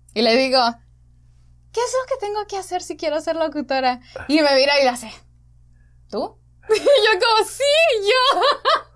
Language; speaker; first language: Spanish; early bilingual, other home language; English